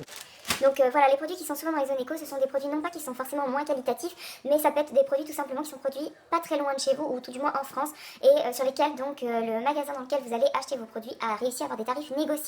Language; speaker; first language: French; native; French